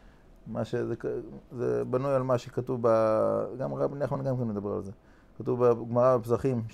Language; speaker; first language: Hebrew; non-native, fluent; English